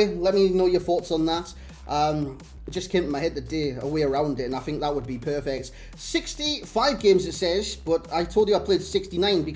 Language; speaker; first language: English; native; English